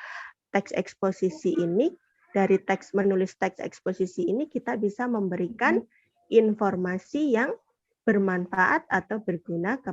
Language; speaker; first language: Indonesian; native; Indonesian